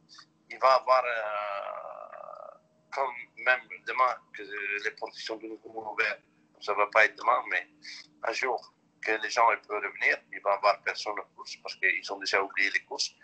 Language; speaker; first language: French; non-native, local second language; Dutch